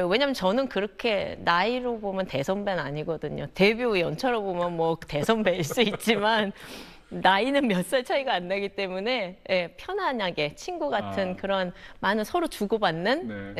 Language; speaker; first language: Korean; native; Korean